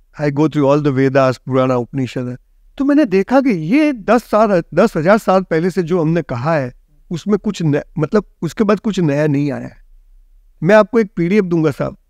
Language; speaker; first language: Hindi; non-native, local second language; Gujarati